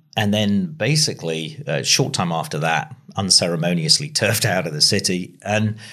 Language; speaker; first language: English; native; English